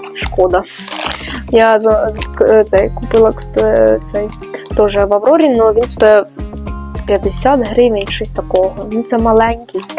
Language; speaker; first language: Ukrainian; non-native, local second language; Russian